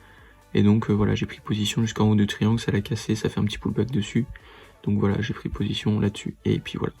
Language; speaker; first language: French; native; French